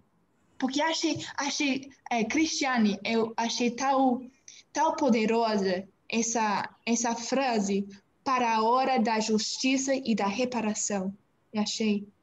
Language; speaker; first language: Portuguese; non-native, learner; English